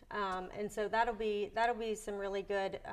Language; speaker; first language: English; native; English